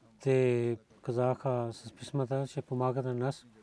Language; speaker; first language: Bulgarian; non-native, learner; Urdu